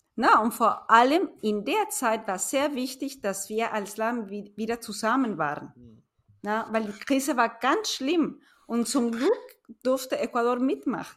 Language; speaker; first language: German; non-native, fluent; Spanish